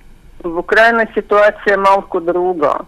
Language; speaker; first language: Bulgarian; non-native, fluent; Ukrainian